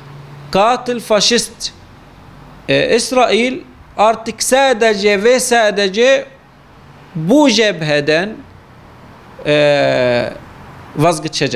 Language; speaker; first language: Turkish; non-native, fluent; Arabic